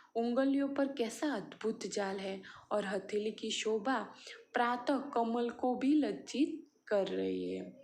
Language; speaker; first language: Hindi; non-native, local second language; Gujarati